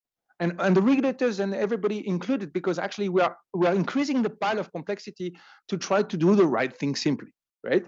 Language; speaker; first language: English; non-native, fluent; French